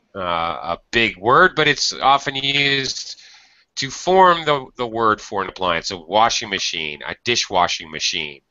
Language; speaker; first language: English; native; English